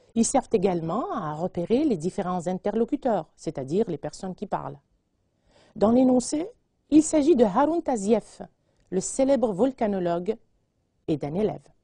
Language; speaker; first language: French; non-native, local second language; Arabic